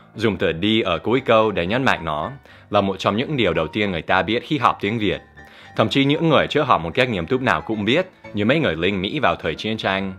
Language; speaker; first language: Vietnamese; non-native, fluent; English